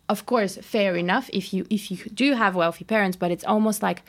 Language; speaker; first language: English; non-native, fluent; Bulgarian